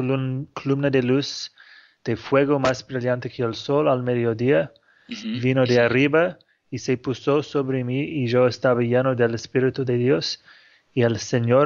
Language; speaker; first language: Spanish; non-native, fluent; English